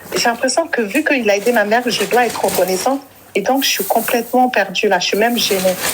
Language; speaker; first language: French; early bilingual, other home language; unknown